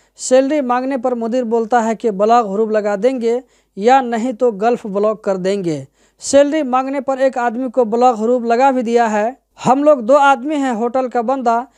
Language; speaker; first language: Hindi; native; Hindi